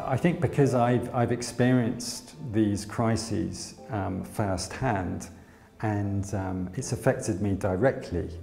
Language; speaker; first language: English; native; English